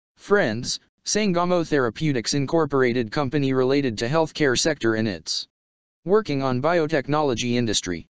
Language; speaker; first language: English; non-native, local second language; Hindi